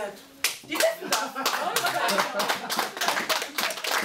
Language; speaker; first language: German; early bilingual, heritage; Lingala